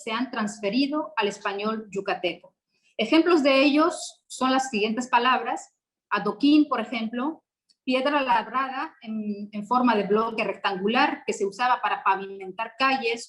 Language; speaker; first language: Spanish; non-native, fluent; Arabic